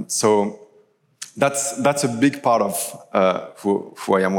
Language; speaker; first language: English; non-native, fluent; French